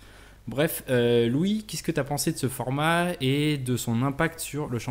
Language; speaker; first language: French; native; French